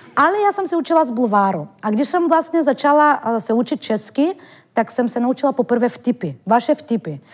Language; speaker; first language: Czech; non-native, fluent; Turkish